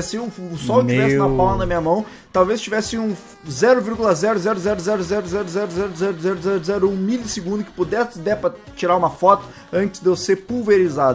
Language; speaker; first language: Portuguese; native; Portuguese